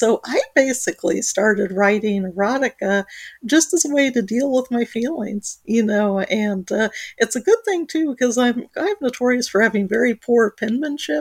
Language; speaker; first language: English; native; English